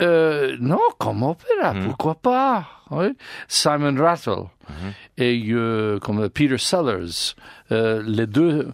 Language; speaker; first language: French; non-native, learner; English